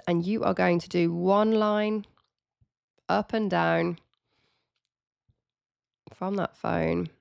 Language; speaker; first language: English; native; English